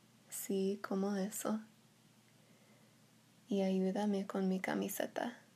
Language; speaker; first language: Spanish; non-native, learner; English